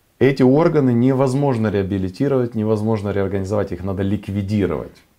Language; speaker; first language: Russian; non-native, local second language; Romanian